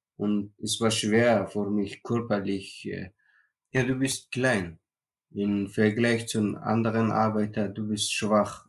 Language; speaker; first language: German; non-native, learner; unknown